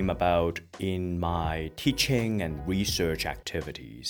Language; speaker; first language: English; non-native, local second language; Cantonese